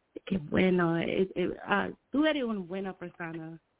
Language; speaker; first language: Spanish; non-native, learner; English